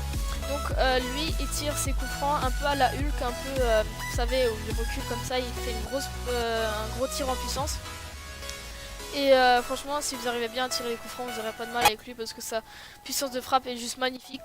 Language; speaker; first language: French; native; French